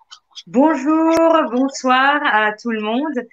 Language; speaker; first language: French; non-native, fluent; Slovenian